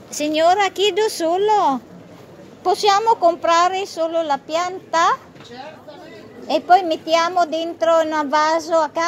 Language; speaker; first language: Italian; non-native, fluent; Filipino